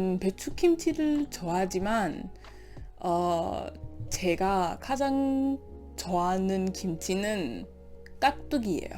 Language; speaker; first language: Korean; non-native, learner; English